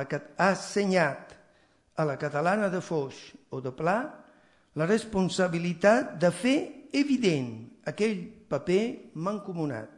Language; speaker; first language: Catalan; non-native, fluent; Italian